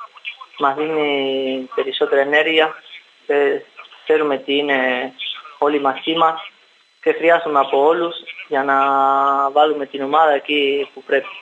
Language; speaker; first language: Greek; non-native, learner; Spanish